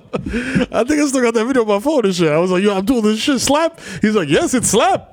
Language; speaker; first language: English; early bilingual, other home language; Spanish